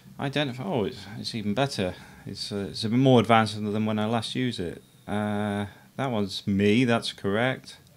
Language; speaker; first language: English; native; English